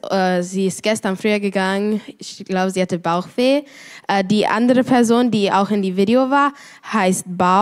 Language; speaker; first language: German; non-native, learner; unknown